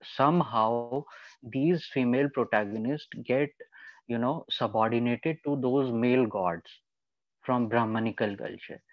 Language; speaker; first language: Hindi; native; Hindi